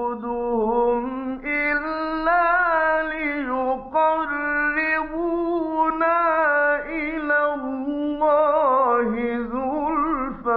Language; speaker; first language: Arabic; native; Arabic